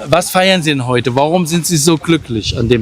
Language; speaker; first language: German; native; German